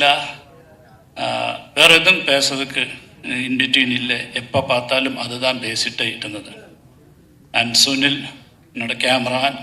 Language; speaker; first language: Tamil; non-native, learner; Malayalam